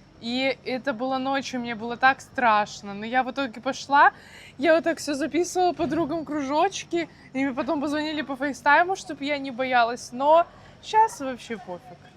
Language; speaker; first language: Russian; native; Russian